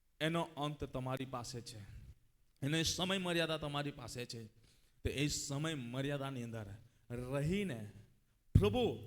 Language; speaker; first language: Gujarati; non-native, local second language; Gamit